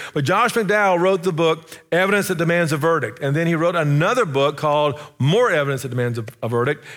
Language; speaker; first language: English; native; English